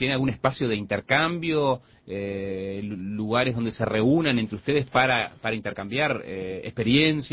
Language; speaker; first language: Spanish; native; Spanish